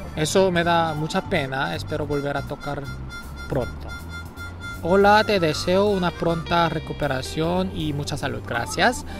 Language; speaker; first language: Spanish; non-native, fluent; Korean